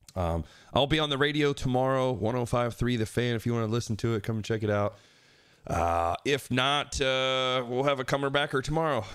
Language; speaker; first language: English; native; English